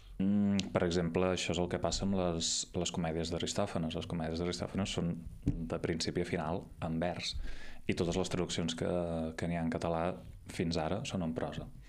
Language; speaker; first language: Catalan; native; Catalan